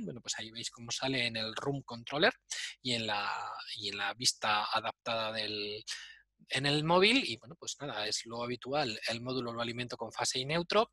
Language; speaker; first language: Spanish; native; Spanish